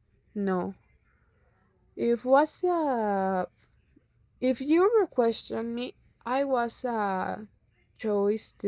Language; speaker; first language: English; non-native, learner; Spanish